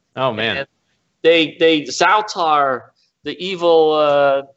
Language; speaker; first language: English; native; English